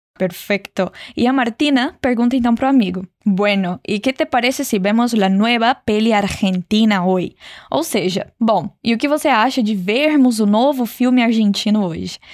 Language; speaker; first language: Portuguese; native; Portuguese